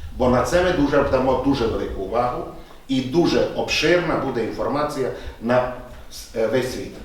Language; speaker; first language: Ukrainian; native; Ukrainian